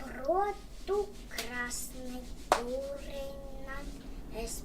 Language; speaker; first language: Russian; early bilingual, other home language; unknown